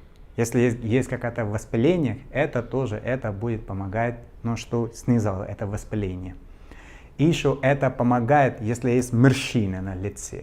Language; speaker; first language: Russian; non-native, learner; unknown